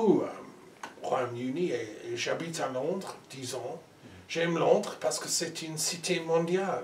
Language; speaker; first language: French; non-native, learner; English